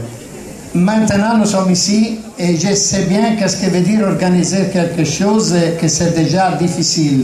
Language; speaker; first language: French; non-native, fluent; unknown